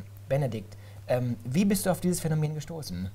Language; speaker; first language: German; native; German